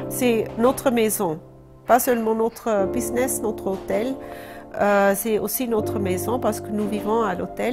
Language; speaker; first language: French; non-native, fluent; German